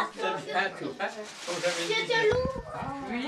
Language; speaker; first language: French; native; French